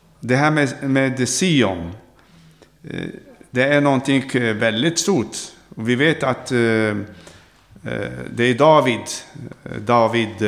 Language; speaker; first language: Swedish; non-native, fluent; Arabic